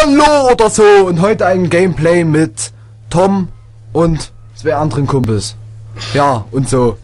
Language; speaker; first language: German; native; German